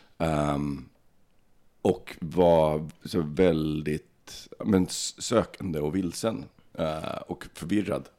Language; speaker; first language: Swedish; early bilingual, other home language; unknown